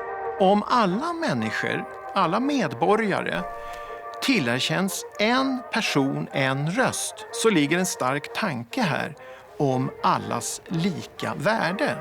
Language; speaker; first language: Swedish; native; Swedish